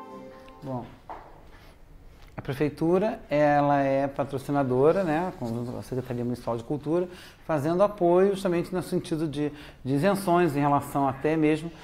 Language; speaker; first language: Portuguese; native; Portuguese